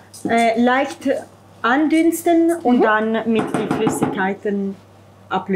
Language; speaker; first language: German; non-native, fluent; Italian